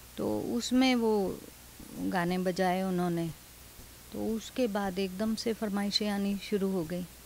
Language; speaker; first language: Hindi; non-native, local second language; Dogri